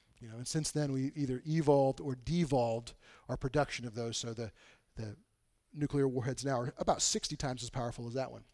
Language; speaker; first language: English; native; English